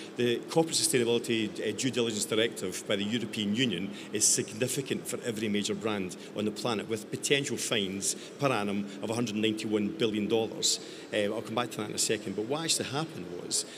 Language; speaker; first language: English; native; English